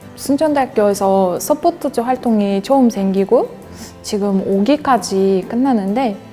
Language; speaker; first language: Korean; non-native, fluent; Uzbek